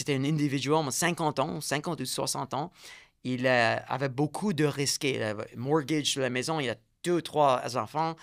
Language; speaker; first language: French; non-native, learner; English